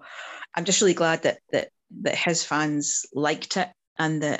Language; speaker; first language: English; native; English